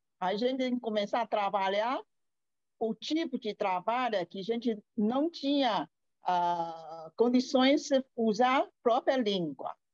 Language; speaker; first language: Portuguese; non-native, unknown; Chinese